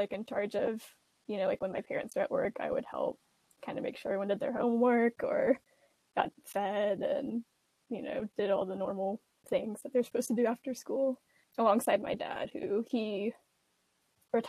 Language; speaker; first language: English; native; English